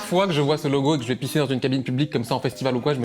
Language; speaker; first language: French; native; French